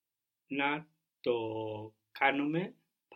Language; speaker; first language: Greek; non-native, learner; English